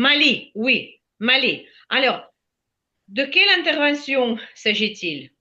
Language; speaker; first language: French; non-native, fluent; Ukrainian